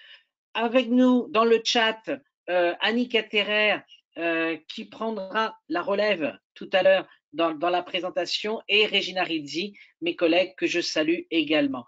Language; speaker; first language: French; native; French